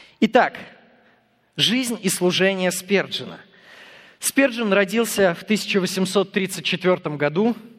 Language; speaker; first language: Russian; non-native, fluent; English